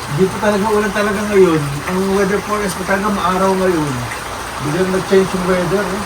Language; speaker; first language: Filipino; native; Filipino